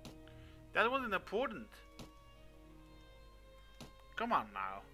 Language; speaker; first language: English; non-native, fluent; Swedish